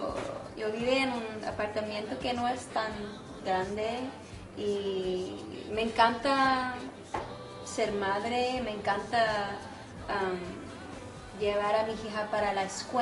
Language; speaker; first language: Spanish; non-native, fluent; Portuguese